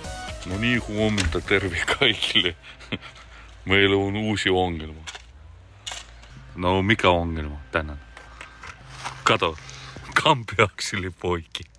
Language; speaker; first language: Finnish; non-native, learner; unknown